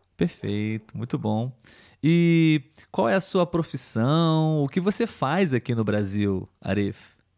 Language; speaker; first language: Portuguese; native; Portuguese